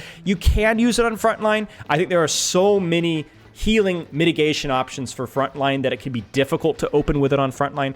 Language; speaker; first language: English; native; English